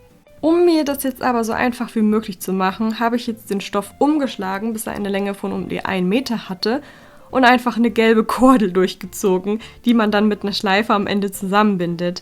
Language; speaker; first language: German; native; German